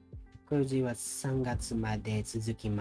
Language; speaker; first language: Japanese; non-native, learner; Filipino